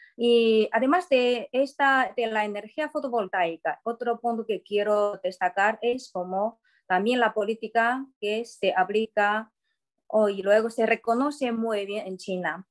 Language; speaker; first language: Spanish; non-native, fluent; Chinese